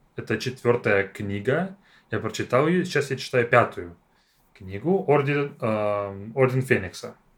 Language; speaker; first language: Russian; native; Russian